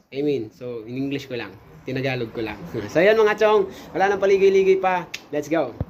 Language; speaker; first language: Filipino; non-native, local second language; Cebuano